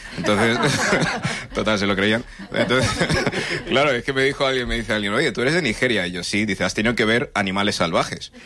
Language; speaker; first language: Spanish; early bilingual, other home language; English